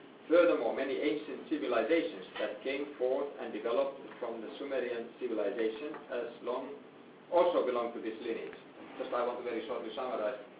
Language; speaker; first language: English; non-native, fluent; Finnish